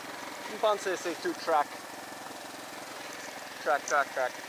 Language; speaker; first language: French; non-native, learner; English